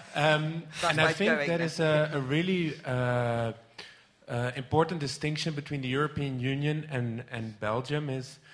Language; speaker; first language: English; non-native, fluent; Dutch